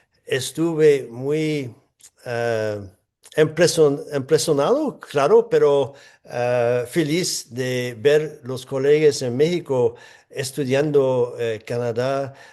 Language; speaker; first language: Spanish; non-native, fluent; English